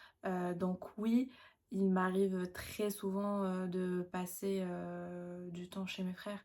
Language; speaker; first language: French; non-native, local second language; Arabic